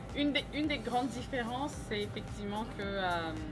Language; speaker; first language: French; early bilingual, other home language; Greek